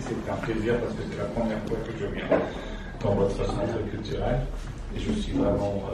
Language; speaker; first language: French; non-native, fluent; Turkish